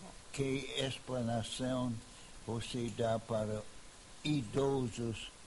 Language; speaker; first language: Portuguese; non-native, fluent; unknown